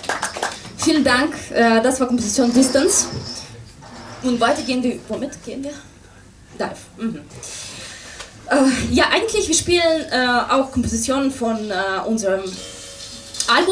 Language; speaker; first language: German; non-native, fluent; Russian